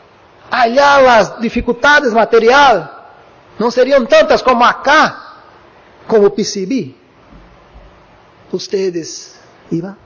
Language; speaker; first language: Spanish; non-native, learner; Portuguese